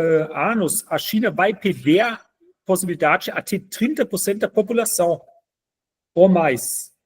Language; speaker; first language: Portuguese; non-native, fluent; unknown